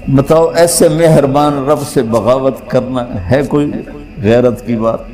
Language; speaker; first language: Urdu; non-native, local second language; Punjabi